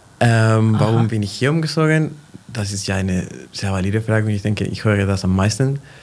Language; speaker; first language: German; non-native, fluent; Spanish